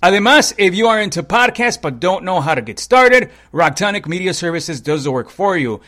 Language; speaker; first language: English; early bilingual, other home language; Spanish